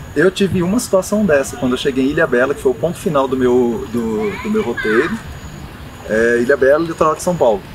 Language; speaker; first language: Portuguese; native; Portuguese